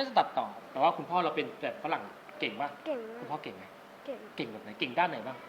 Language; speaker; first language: Thai; native; Thai